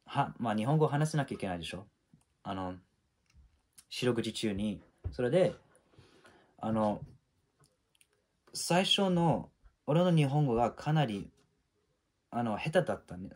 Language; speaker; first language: Japanese; non-native, fluent; English